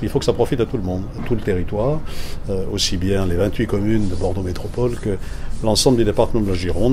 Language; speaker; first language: French; native; French